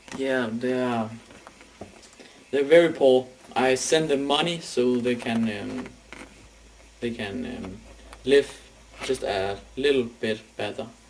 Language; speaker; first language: English; non-native, learner; Danish